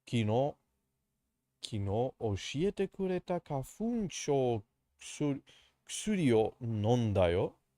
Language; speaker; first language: Japanese; non-native, learner; Greek